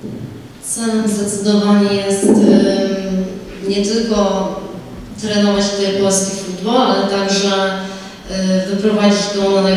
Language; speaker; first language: Polish; early bilingual, heritage; Polish